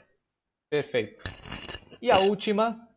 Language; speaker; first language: Portuguese; non-native, fluent; Spanish